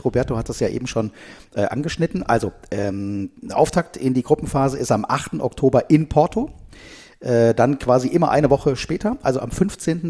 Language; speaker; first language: German; native; German